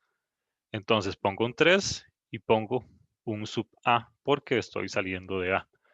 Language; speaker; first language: Spanish; native; Spanish